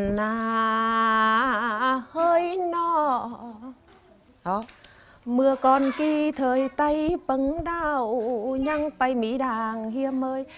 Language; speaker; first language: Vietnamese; non-native, local second language; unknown